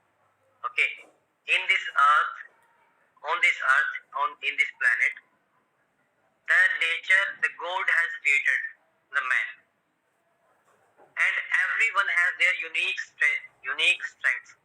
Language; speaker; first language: English; non-native, local second language; Hindi